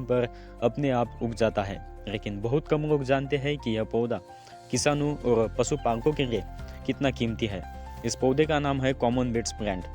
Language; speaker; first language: Hindi; native; Hindi